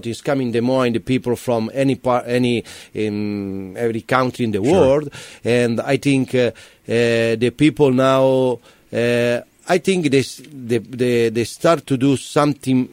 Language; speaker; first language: English; non-native, learner; Italian